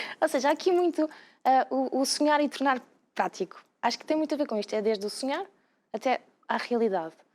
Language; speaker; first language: Portuguese; native; Portuguese